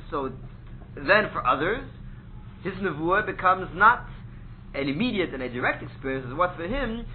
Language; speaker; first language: English; native; English